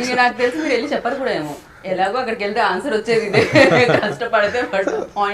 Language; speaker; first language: Telugu; native; Telugu